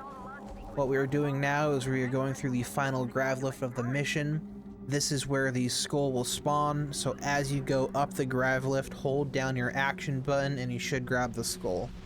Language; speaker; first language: English; native; English